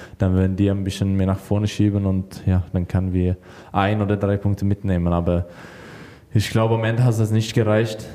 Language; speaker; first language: German; non-native, learner; Swedish